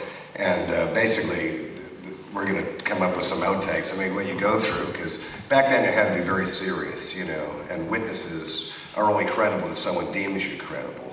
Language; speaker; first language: English; native; English